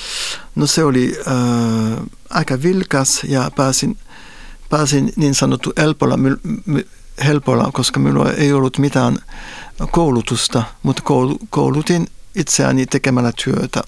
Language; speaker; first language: Finnish; non-native, fluent; Spanish